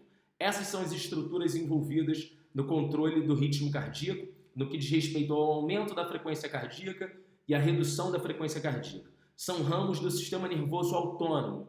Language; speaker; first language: Portuguese; native; Portuguese